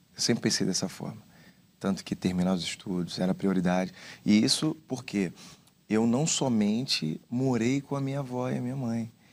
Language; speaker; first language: Portuguese; native; Portuguese